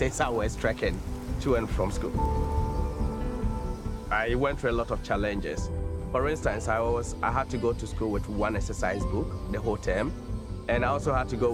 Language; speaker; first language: English; non-native, local second language; Akan